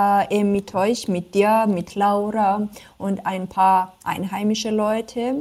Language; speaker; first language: German; non-native, fluent; Georgian